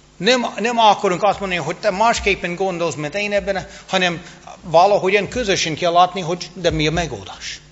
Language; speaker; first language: Hungarian; non-native, fluent; English